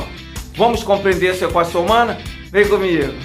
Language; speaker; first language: Portuguese; native; Portuguese